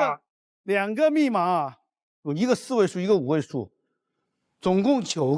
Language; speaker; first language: Chinese; native; Chinese